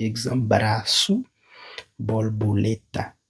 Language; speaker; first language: Portuguese; non-native, fluent; Haitian Creole